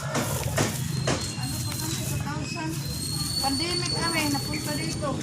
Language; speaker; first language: Filipino; non-native, local second language; Waray